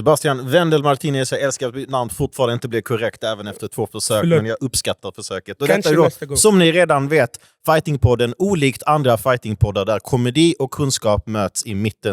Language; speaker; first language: Swedish; native; Swedish